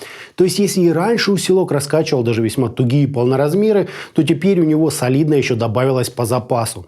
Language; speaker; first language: Russian; native; Russian